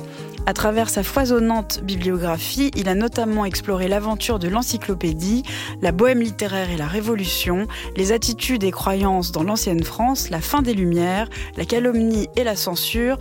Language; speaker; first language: French; native; French